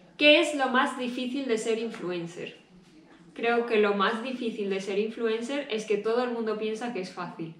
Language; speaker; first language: Spanish; early bilingual, other home language; Japanese